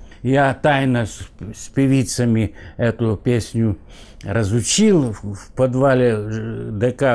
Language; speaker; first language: Russian; native; Russian